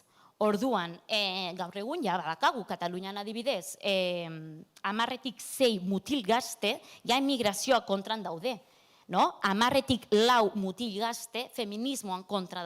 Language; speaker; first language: Basque; non-native, local second language; Catalan